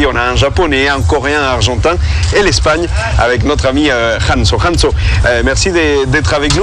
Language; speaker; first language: French; native; French